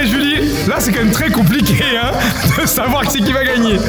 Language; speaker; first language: French; native; French